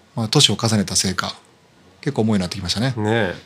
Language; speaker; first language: Japanese; native; Japanese